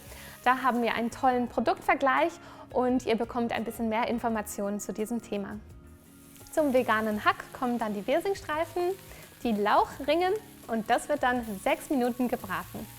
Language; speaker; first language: German; native; German